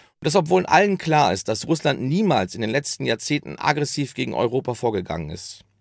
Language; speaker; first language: German; native; German